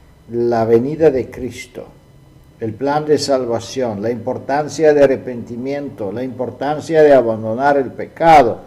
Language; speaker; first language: Spanish; non-native, fluent; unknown